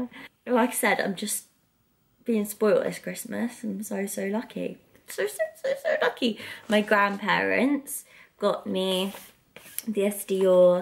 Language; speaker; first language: English; native; English